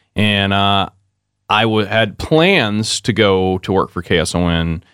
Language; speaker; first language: English; native; English